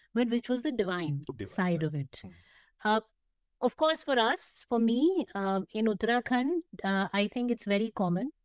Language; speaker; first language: English; non-native, local second language; Hindi